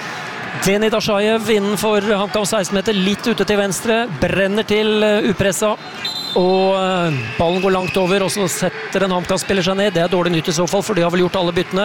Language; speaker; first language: Norwegian; native; Norwegian